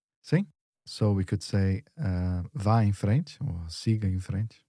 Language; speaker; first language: Portuguese; native; Portuguese